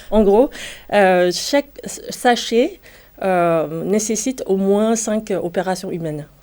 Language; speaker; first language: French; non-native, fluent; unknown